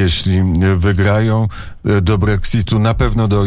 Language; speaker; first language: Polish; native; Polish